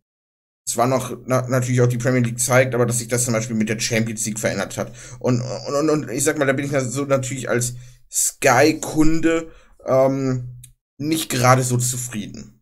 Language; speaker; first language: German; native; German